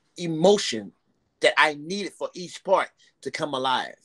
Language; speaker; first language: English; native; English